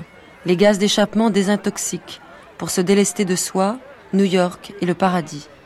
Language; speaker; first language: French; native; French